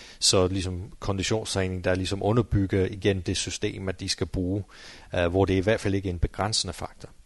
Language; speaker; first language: Danish; non-native, fluent; English